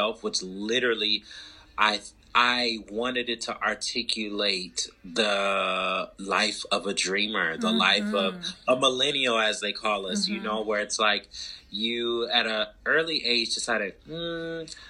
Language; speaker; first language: English; native; English